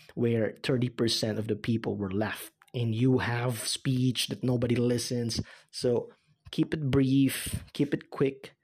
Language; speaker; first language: English; non-native, local second language; Cebuano